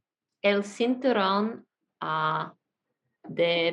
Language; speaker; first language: Spanish; non-native, learner; Russian